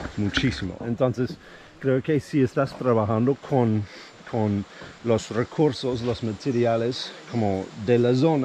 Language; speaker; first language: Spanish; non-native, fluent; English